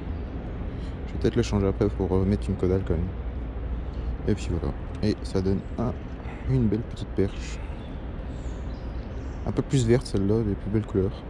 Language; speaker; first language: French; native; French